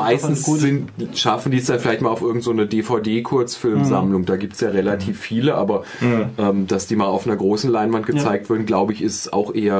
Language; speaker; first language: German; native; German